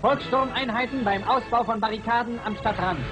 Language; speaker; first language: German; native; German